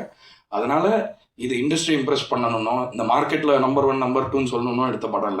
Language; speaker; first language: Tamil; native; Tamil